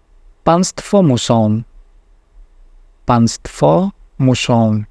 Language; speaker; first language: Polish; non-native, fluent; Indonesian